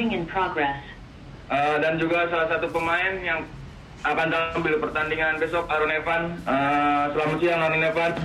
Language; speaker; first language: Indonesian; native; Indonesian